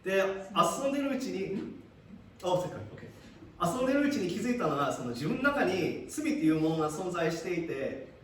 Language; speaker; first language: Japanese; early bilingual, heritage; Japanese